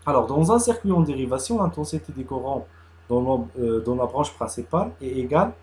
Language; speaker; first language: French; non-native, local second language; Arabic